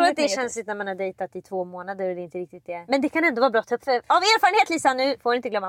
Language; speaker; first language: Swedish; native; Swedish